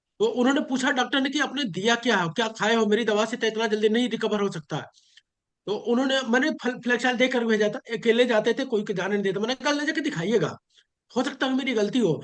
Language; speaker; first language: Hindi; native; Hindi